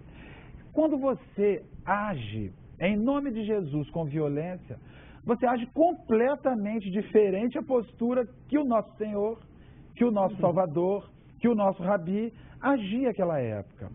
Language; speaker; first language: Portuguese; native; Portuguese